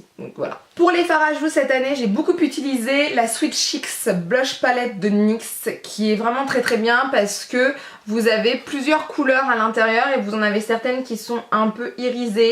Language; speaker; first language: French; native; French